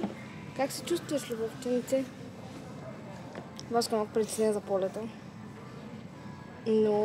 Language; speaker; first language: Bulgarian; native; Bulgarian